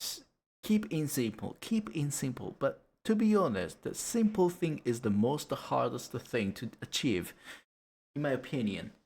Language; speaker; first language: English; non-native, learner; Japanese